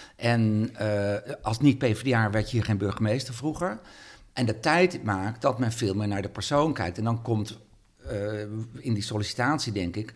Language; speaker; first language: Dutch; native; Dutch